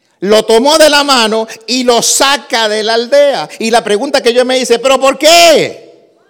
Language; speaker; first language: Spanish; early bilingual, heritage; Spanish